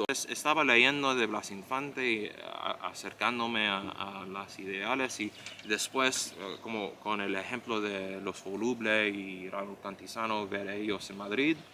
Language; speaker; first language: Spanish; non-native, fluent; English